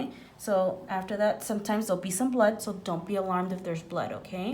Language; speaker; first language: English; native; English